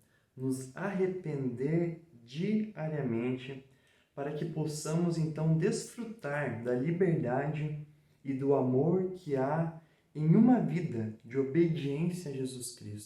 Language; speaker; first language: Portuguese; native; Portuguese